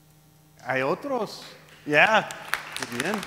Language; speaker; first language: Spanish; non-native, learner; English